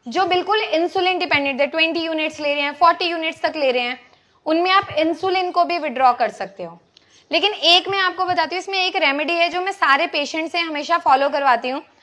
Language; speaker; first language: Hindi; native; Hindi